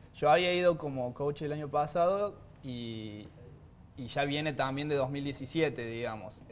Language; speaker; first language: Spanish; native; Spanish